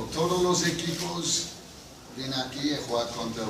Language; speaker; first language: Spanish; non-native, fluent; English